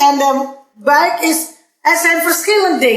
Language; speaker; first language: Dutch; non-native, learner; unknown